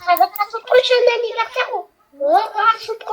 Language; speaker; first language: French; native; French